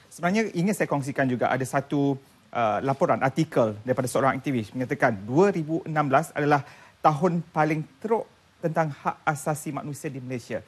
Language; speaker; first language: Malay; native; Malay